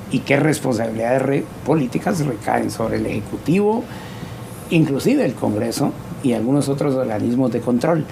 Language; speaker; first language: Spanish; native; Spanish